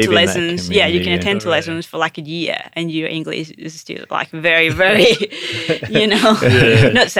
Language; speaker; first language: English; non-native, fluent; Spanish